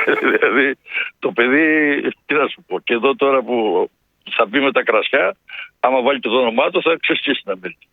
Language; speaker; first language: Greek; native; Greek